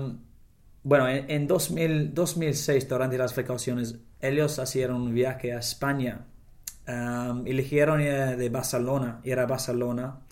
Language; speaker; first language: Spanish; non-native, learner; English